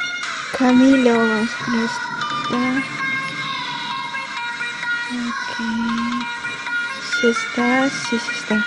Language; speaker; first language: Spanish; early bilingual, heritage; Spanish